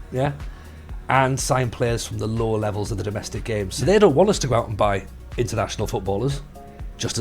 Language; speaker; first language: English; native; English